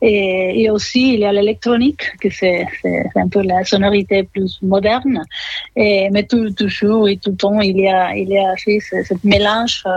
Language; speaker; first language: French; non-native, fluent; Spanish